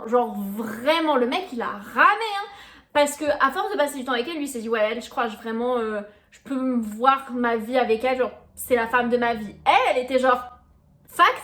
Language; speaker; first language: French; native; French